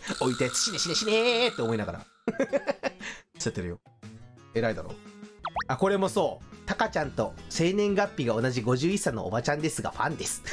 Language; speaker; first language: Japanese; native; Japanese